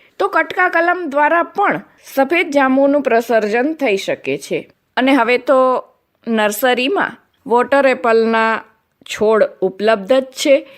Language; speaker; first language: Gujarati; non-native, local second language; Kachhi